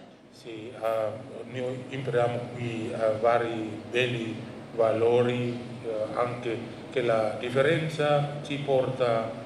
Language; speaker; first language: Italian; non-native, learner; Indonesian